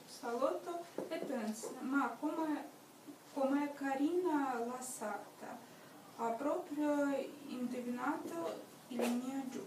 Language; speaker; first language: Italian; non-native, learner; Russian